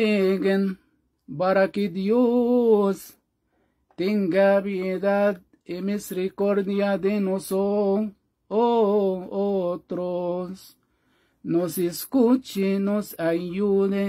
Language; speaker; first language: Spanish; non-native, fluent; Arabic